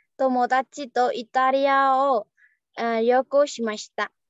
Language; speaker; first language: Japanese; non-native, learner; Burmese